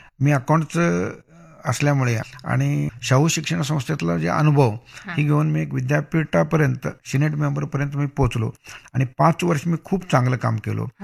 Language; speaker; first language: Marathi; non-native, local second language; Kannada